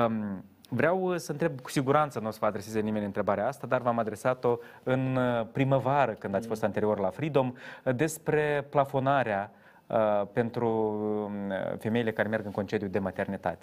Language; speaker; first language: Romanian; native; Romanian